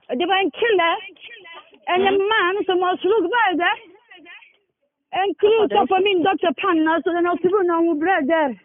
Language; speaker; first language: Swedish; non-native, learner; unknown